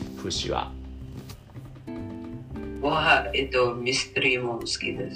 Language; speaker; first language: Japanese; non-native, learner; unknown